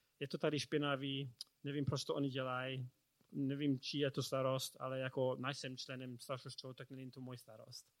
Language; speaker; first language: Czech; non-native, learner; English